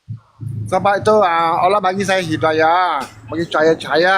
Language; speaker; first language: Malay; non-native, local second language; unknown